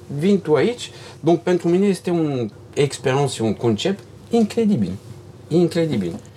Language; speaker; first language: Romanian; non-native, learner; French